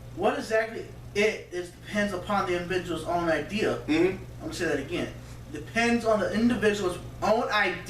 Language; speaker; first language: English; native; English